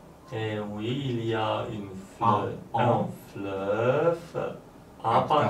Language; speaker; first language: French; non-native, learner; Polish